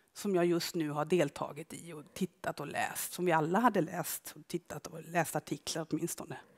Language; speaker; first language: Swedish; native; Swedish